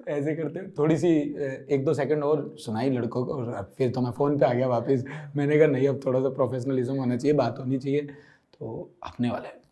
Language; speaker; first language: Hindi; native; Hindi